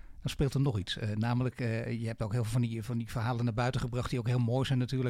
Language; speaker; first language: Dutch; native; Dutch